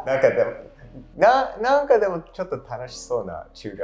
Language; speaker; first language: Japanese; non-native, fluent; English